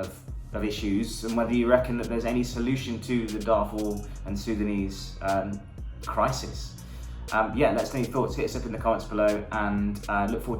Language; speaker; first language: English; native; English